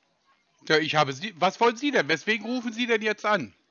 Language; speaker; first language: German; native; German